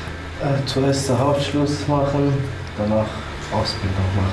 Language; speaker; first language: German; non-native, learner; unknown